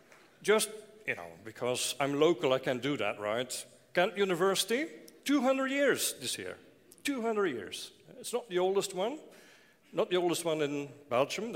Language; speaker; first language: English; non-native, fluent; Dutch